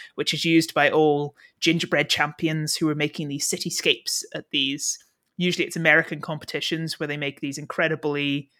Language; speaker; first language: English; native; English